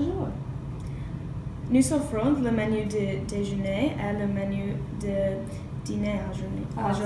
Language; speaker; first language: French; non-native, learner; English